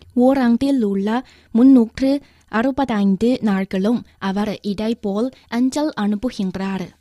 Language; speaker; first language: Tamil; non-native, fluent; Chinese